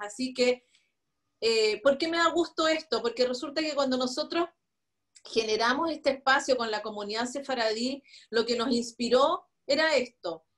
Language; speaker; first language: Spanish; native; Spanish